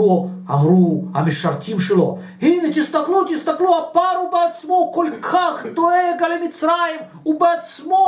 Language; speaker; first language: Hebrew; non-native, fluent; Russian